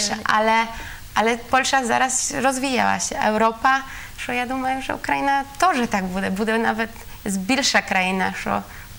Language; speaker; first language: Ukrainian; non-native, learner; Polish